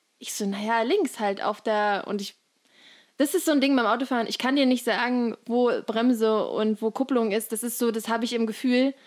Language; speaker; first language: German; native; German